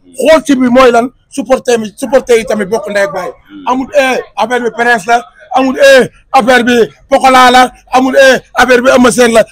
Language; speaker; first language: Wolof; native; Wolof